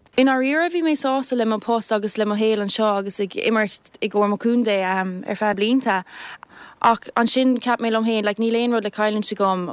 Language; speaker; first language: Irish; non-native, local second language; English